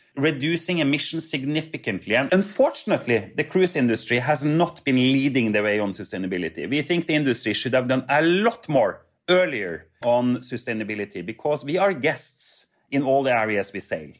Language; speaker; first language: English; non-native, fluent; Norwegian